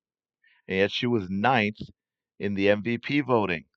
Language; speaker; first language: English; native; English